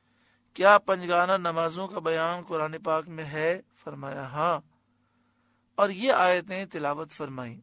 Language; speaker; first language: Urdu; native; Urdu